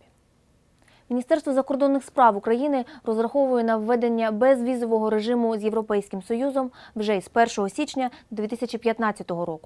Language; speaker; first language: Ukrainian; native; Ukrainian